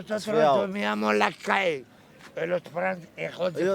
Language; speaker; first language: Spanish; non-native, learner; Arabic